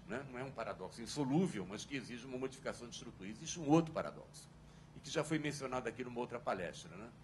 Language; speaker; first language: Portuguese; native; Portuguese